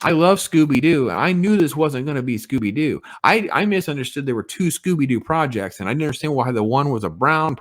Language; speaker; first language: English; native; English